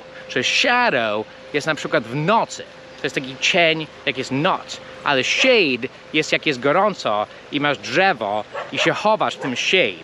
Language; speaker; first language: Polish; non-native, fluent; English